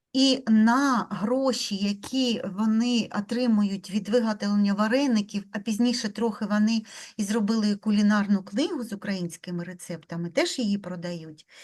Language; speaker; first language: Ukrainian; non-native, local second language; Russian